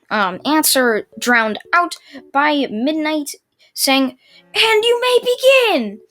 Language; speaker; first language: English; native; English